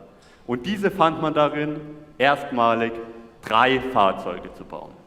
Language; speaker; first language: German; native; German